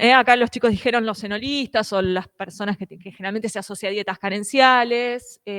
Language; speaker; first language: Spanish; native; Spanish